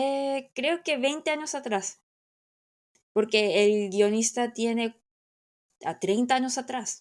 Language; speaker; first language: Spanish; non-native, fluent; Korean